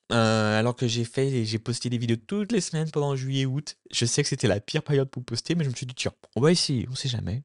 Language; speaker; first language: French; native; French